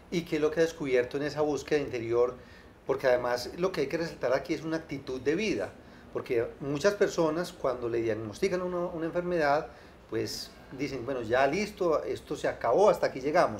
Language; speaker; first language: Spanish; native; Spanish